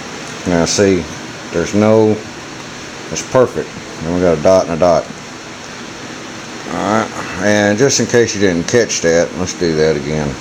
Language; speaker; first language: English; native; English